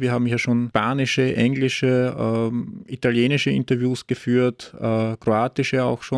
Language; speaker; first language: German; native; German